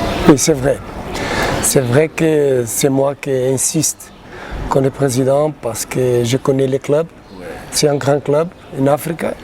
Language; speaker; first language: French; non-native, learner; Portuguese